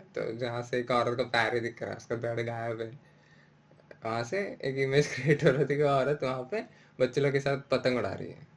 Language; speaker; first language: Hindi; non-native, local second language; Malayalam